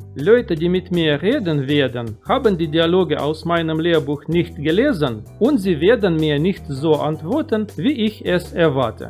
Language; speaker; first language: German; non-native, fluent; Russian